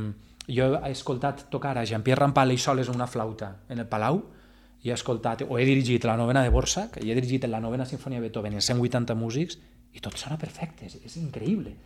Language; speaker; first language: Catalan; native; Catalan